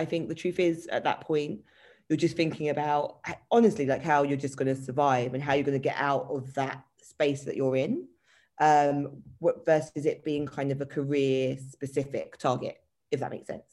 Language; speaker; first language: English; native; English